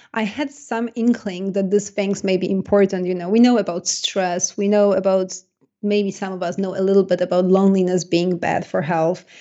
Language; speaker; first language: English; non-native, fluent; Polish